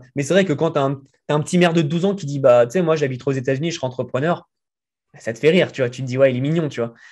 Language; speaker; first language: French; native; French